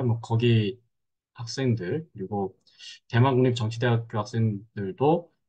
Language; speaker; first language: Korean; native; Korean